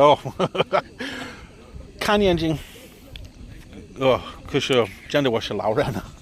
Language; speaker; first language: Chinese; non-native, learner; English